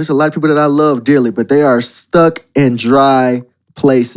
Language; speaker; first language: English; native; English